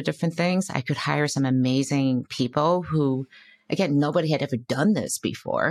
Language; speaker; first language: English; native; English